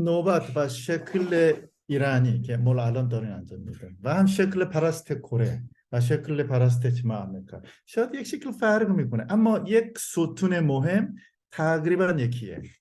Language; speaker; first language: Persian; non-native, learner; Korean